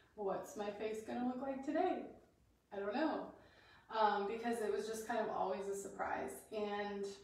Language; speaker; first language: English; native; English